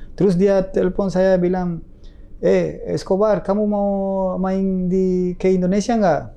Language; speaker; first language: Indonesian; non-native, fluent; Spanish